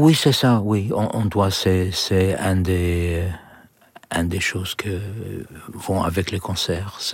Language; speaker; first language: French; non-native, learner; English